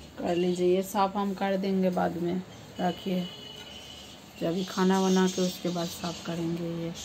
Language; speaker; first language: Hindi; non-native, local second language; Bangla